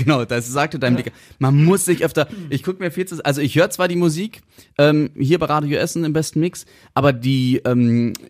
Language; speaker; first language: German; native; German